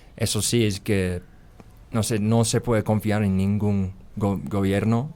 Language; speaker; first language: Spanish; non-native, fluent; English